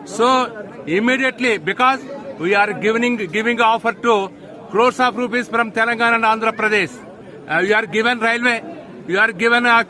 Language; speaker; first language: English; non-native, local second language; Telugu